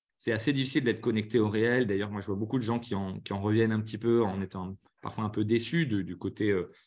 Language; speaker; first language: French; native; French